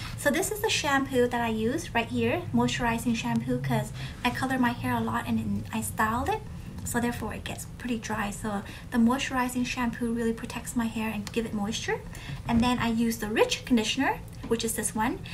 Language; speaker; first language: English; early bilingual, other home language; Vietnamese